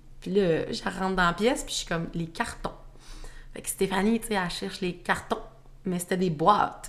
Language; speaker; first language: French; native; French